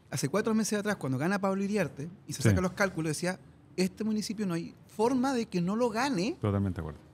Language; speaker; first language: Spanish; native; Spanish